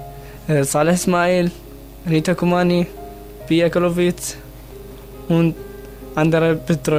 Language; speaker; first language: German; non-native, learner; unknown